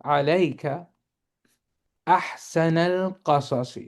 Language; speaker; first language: Arabic; non-native, fluent; English